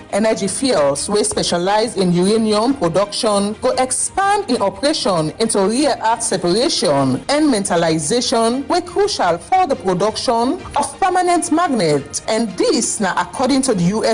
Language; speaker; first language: English; non-native, local second language; Krio